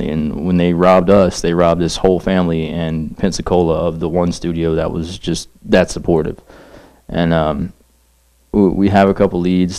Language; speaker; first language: English; native; English